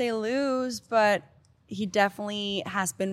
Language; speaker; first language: English; non-native, fluent; Danish